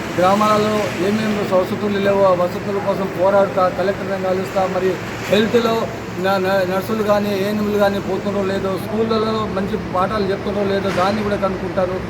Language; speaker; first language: Telugu; non-native, local second language; Lambadi